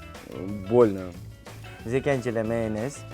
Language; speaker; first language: Russian; native; Russian